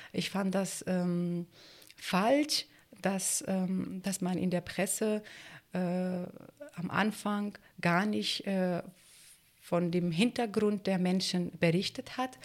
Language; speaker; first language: German; non-native, fluent; Kurdish